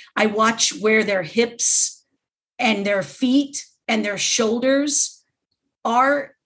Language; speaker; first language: English; native; English